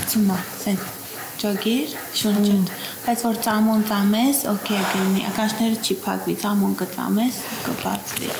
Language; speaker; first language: Armenian; native; Armenian